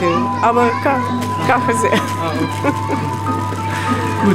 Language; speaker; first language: German; non-native, learner; Russian